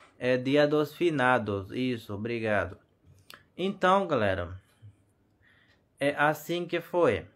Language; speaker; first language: Portuguese; non-native, learner; Hindi